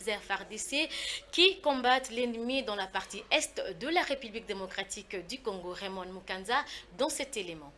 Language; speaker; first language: French; native; French